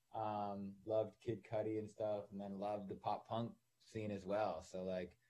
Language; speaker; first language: English; native; English